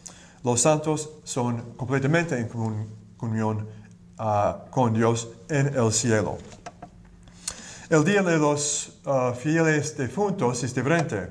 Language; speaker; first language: Spanish; non-native, learner; English